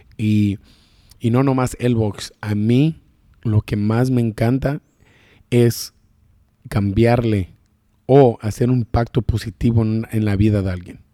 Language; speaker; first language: Spanish; early bilingual, heritage; Spanish